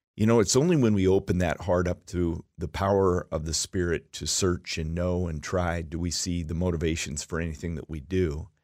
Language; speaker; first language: English; native; English